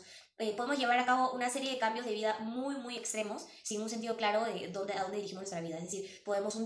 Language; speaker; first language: Spanish; native; Spanish